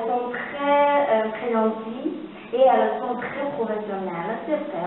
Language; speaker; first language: French; non-native, learner; Chinese